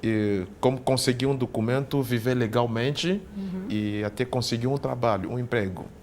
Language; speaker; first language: Portuguese; non-native, fluent; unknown